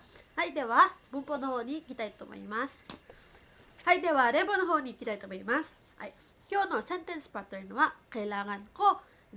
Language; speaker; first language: Japanese; non-native, fluent; Filipino